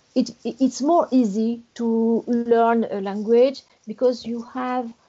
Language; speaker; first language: English; non-native, learner; French